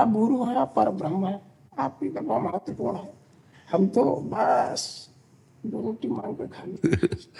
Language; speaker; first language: Hindi; native; Hindi